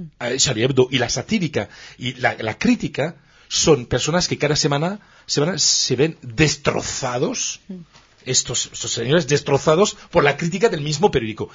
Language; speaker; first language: Spanish; non-native, fluent; French